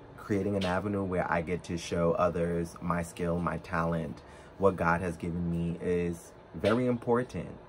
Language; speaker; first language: English; native; English